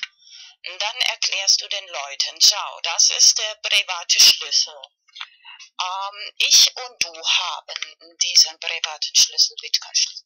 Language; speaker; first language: German; non-native, fluent; Spanish